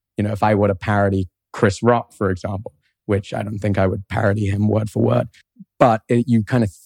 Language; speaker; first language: English; native; English